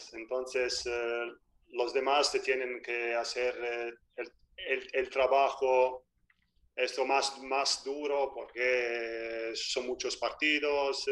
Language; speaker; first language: Spanish; non-native, fluent; Italian